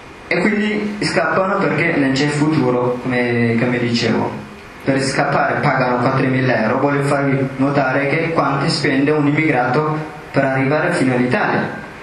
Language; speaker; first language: Italian; non-native, fluent; Tigrinya